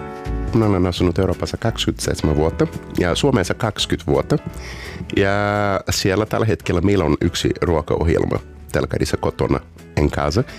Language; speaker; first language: Finnish; non-native, fluent; Portuguese